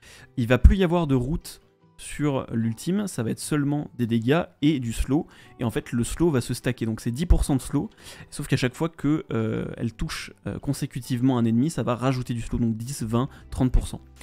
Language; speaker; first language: French; native; French